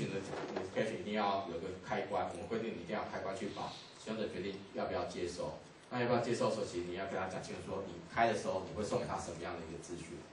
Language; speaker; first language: Chinese; native; Chinese